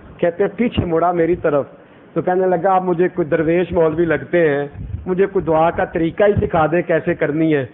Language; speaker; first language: Urdu; non-native, local second language; Punjabi